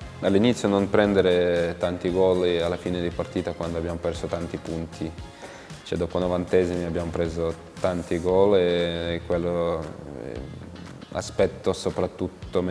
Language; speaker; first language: Italian; non-native, fluent; Ukrainian